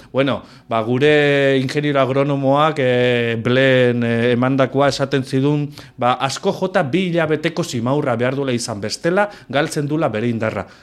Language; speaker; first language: Basque; non-native, local second language; Spanish